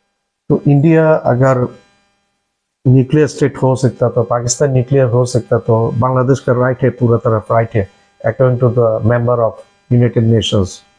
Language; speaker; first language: Hindi; non-native, learner; Bangla